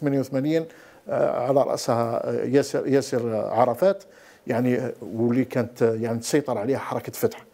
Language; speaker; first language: Arabic; native; Arabic